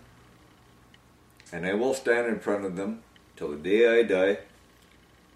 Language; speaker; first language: English; native; English